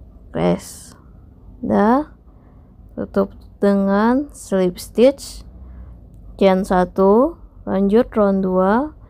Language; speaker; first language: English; non-native, local second language; Indonesian